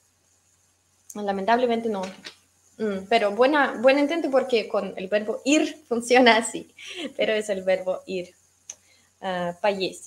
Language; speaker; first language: Spanish; non-native, fluent; Russian